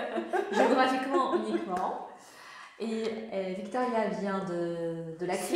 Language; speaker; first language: French; non-native, fluent; Ukrainian